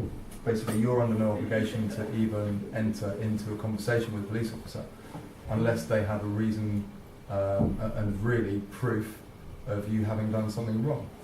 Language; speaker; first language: English; native; English